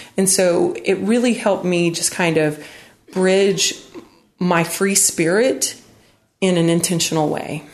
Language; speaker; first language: English; native; English